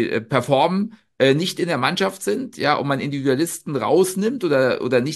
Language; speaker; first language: German; native; German